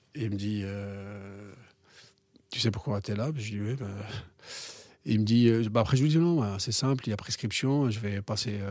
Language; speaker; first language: French; non-native, local second language; Arabic